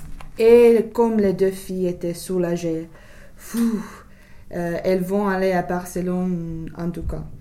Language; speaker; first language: French; non-native, learner; English